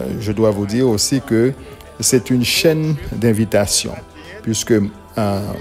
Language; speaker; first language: French; non-native, local second language; Haitian Creole